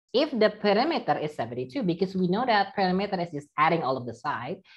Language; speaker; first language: English; non-native, fluent; Indonesian